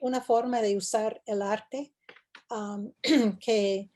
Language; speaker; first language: Spanish; non-native, fluent; English